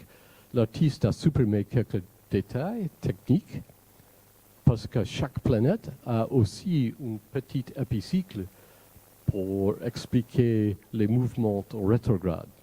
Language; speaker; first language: French; non-native, fluent; English